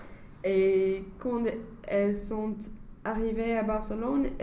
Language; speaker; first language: French; non-native, learner; English